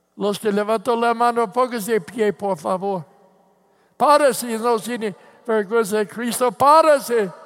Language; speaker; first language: Spanish; non-native, fluent; English